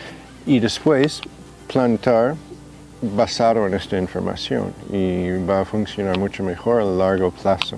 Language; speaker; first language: Spanish; non-native, fluent; English